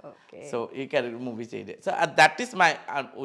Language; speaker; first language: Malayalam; non-native, fluent; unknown